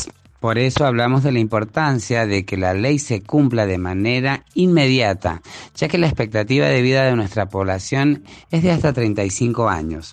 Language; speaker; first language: Spanish; native; Spanish